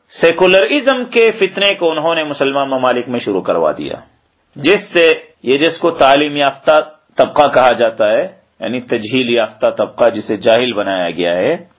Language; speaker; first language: Urdu; native; Urdu